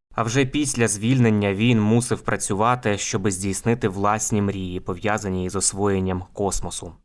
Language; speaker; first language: Ukrainian; native; Ukrainian